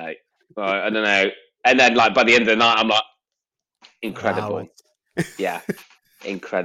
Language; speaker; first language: English; native; English